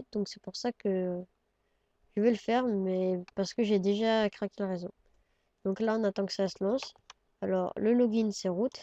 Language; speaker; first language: French; native; French